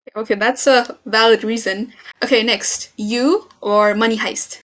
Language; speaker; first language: English; non-native, local second language; Nepali